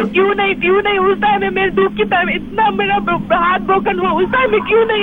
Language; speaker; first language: Hindi; non-native, local second language; Manipuri